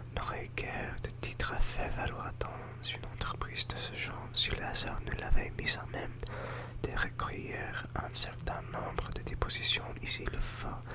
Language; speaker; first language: French; non-native, learner; English